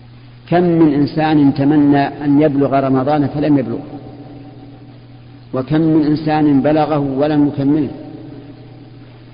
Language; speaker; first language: Arabic; native; Arabic